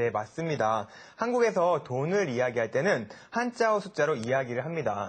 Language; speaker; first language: Korean; native; Korean